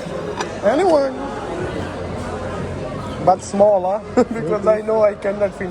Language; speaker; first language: English; non-native, learner; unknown